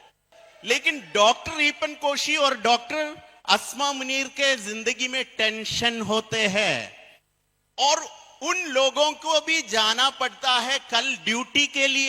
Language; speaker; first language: Hindi; non-native, fluent; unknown